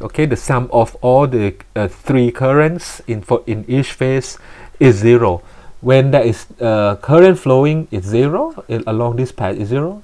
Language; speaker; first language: English; non-native, fluent; Thai